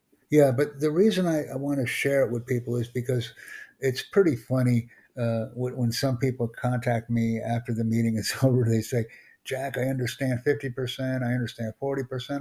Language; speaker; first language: English; native; English